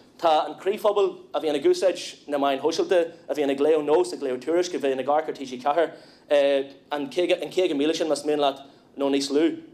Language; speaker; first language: Irish; non-native, local second language; English